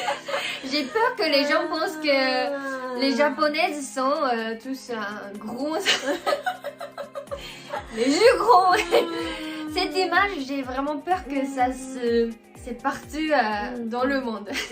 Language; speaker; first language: French; non-native, fluent; Japanese